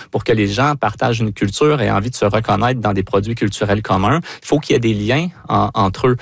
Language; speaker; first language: French; native; French